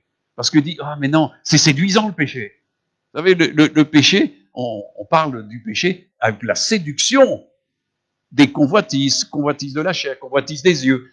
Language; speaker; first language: French; native; French